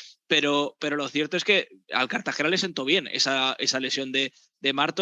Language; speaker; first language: Spanish; native; Spanish